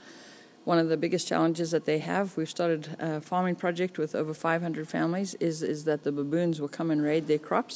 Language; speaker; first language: English; native; English